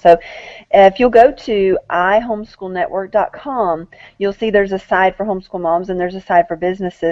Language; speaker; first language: English; native; English